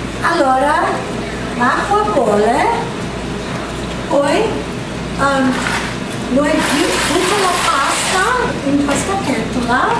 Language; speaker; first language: Italian; non-native, learner; English